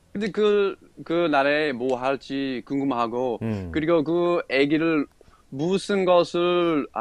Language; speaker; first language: Korean; non-native, fluent; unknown